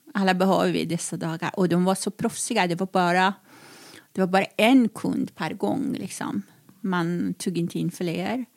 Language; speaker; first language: Swedish; non-native, fluent; Persian